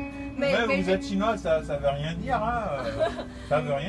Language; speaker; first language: French; native; French